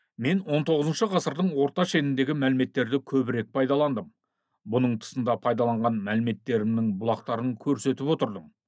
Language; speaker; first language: Kazakh; native; Kazakh